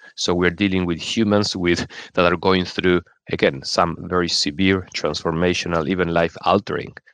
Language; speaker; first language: English; non-native, fluent; Spanish